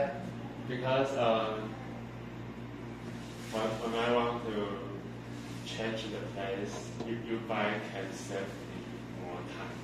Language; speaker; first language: English; non-native, learner; Chinese